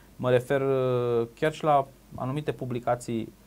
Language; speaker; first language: Romanian; native; Romanian